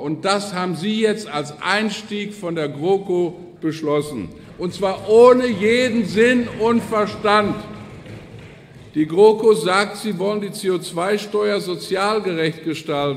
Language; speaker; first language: German; native; German